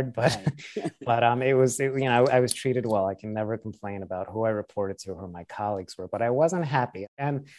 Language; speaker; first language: English; early bilingual, other home language; Spanish